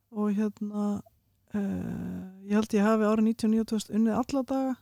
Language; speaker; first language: Icelandic; early bilingual, other home language; Russian